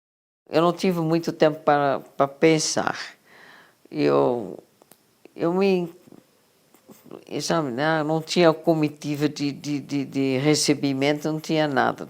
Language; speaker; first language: Portuguese; non-native, fluent; Dutch